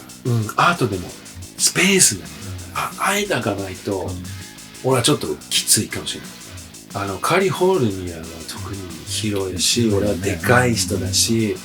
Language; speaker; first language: Japanese; early bilingual, heritage; English